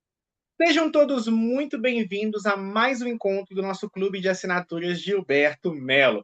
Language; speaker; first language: Portuguese; native; Portuguese